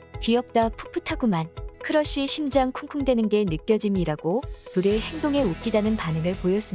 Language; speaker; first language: Korean; native; Korean